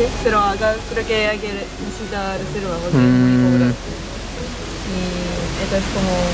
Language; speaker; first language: Spanish; non-native, learner; Japanese